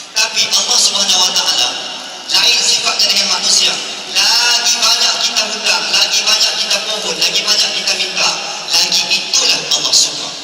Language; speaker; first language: Malay; native; Malay